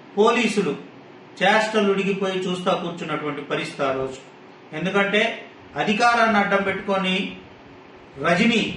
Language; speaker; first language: Telugu; native; Telugu